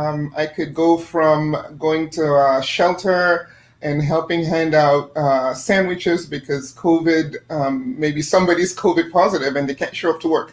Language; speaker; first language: English; non-native, fluent; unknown